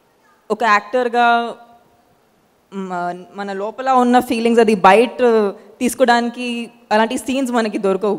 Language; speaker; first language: Telugu; non-native, fluent; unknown